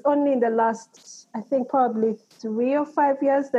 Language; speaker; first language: English; non-native, local second language; Ganda